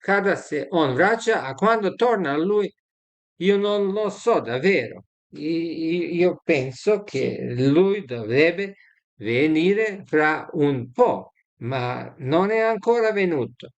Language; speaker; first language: Italian; non-native, fluent; Serbian